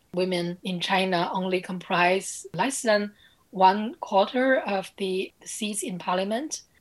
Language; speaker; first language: English; non-native, fluent; Chinese